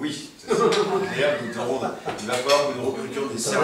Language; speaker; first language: French; native; French